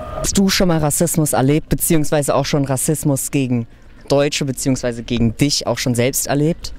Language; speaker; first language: German; native; German